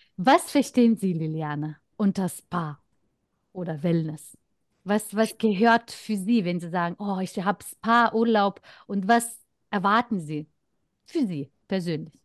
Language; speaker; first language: German; non-native, fluent; Lithuanian